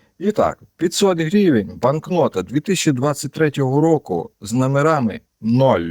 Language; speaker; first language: Ukrainian; non-native, local second language; Russian